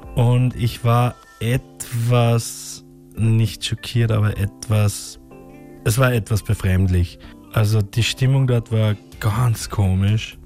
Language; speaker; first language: German; native; German